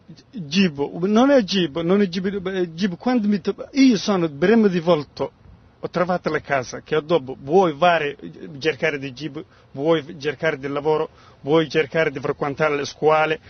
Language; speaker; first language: Italian; non-native, learner; Somali